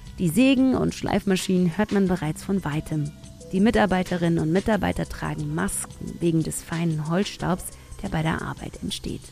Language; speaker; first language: German; early bilingual, other home language; Tigrinya